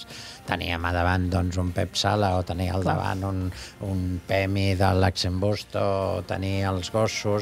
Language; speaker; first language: Catalan; native; Catalan